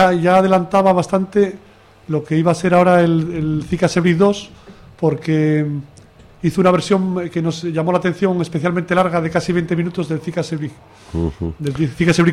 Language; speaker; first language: Spanish; native; Spanish